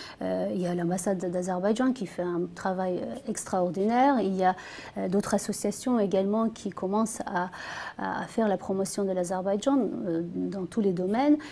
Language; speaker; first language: French; non-native, fluent; Azerbaijani